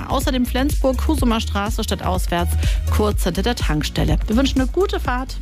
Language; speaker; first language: German; native; German